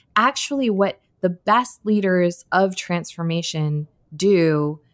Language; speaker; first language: English; native; English